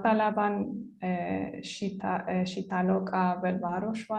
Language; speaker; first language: Hungarian; non-native, learner; Spanish